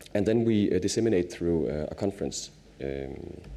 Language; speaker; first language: English; non-native, fluent; Danish